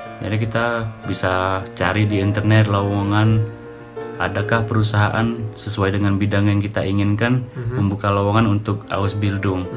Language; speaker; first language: Indonesian; native; Indonesian